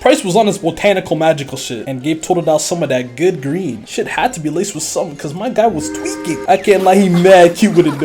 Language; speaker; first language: English; native; English